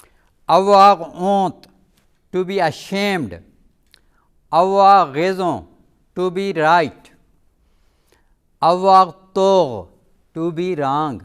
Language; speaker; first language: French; non-native, fluent; Urdu